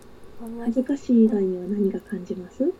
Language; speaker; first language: Japanese; native; Japanese